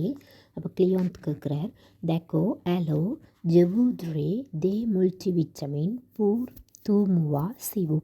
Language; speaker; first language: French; non-native, learner; Tamil